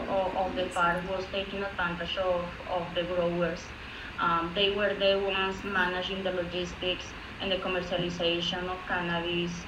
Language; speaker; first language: English; non-native, fluent; Spanish